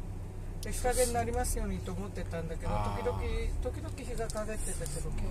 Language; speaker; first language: Japanese; native; Japanese